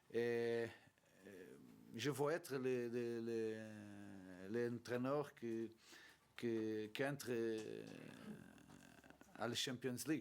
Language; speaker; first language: French; non-native, learner; Portuguese